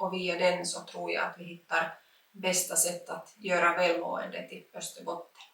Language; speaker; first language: Swedish; non-native, local second language; Finnish